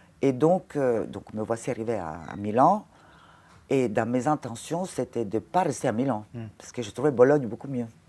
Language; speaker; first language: French; non-native, fluent; Italian